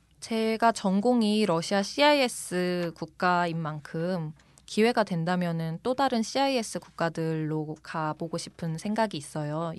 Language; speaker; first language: Korean; native; Korean